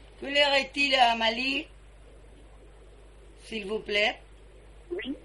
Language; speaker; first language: French; non-native, learner; Spanish